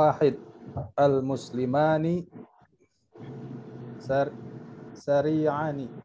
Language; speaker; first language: Arabic; non-native, learner; Indonesian